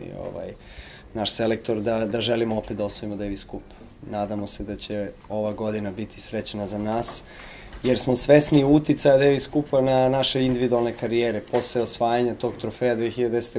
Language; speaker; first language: Serbian; native; Serbian